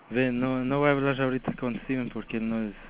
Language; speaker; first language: Spanish; early bilingual, other home language; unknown